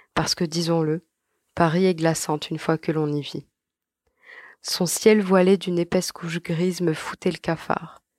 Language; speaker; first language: French; non-native, local second language; Arabic